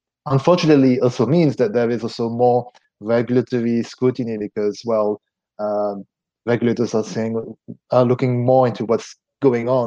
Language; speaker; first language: English; non-native, fluent; French